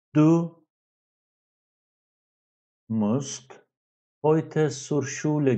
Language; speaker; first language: German; non-native, fluent; Turkish